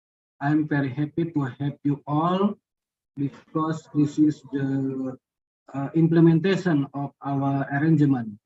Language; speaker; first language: English; non-native, learner; Indonesian